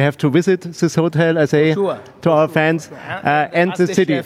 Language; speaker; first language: English; non-native, learner; German